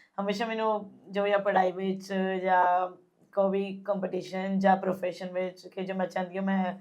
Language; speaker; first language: Punjabi; early bilingual, heritage; Punjabi